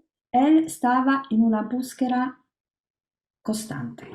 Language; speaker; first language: Spanish; non-native, learner; Italian